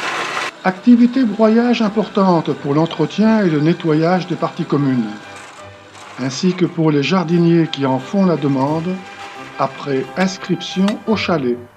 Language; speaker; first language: French; native; French